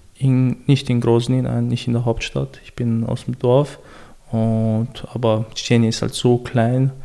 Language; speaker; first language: German; early bilingual, other home language; Chechen